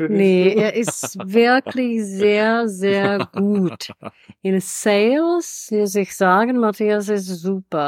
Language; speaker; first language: German; non-native, fluent; Czech